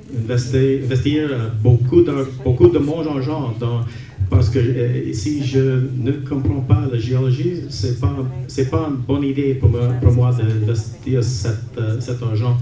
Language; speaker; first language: French; non-native, local second language; English